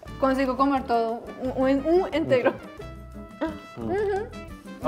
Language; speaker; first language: Portuguese; non-native, fluent; Spanish